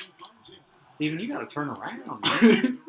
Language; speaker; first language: English; native; English